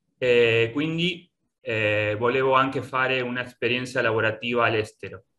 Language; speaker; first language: Italian; non-native, learner; Spanish